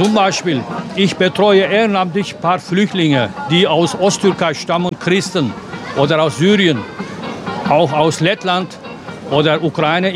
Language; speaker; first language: German; non-native, fluent; Turkish